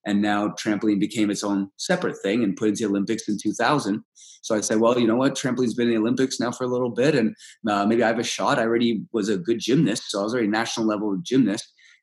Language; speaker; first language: English; early bilingual, other home language; Russian